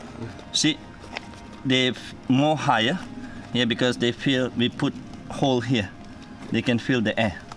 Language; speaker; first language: English; non-native, fluent; Malay